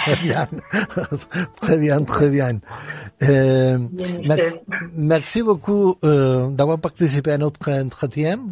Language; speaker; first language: French; non-native, learner; Spanish